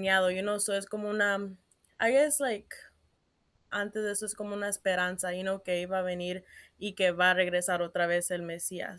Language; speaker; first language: Spanish; early bilingual, heritage; Spanish